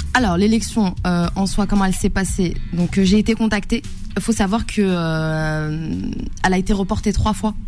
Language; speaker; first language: French; native; French